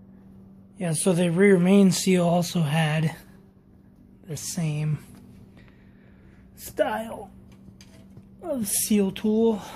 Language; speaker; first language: English; native; English